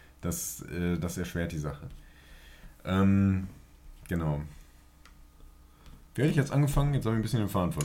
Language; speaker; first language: German; native; German